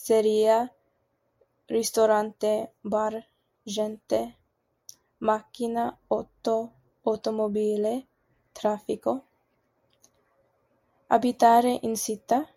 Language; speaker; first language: Italian; non-native, learner; English